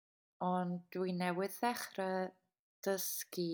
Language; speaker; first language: Welsh; non-native, learner; English